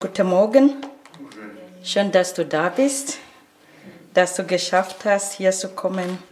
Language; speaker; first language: German; non-native, learner; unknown